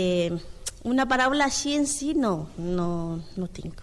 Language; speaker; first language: Catalan; non-native, learner; Spanish